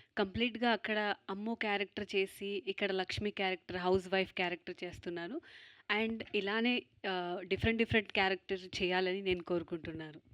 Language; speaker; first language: Telugu; non-native, fluent; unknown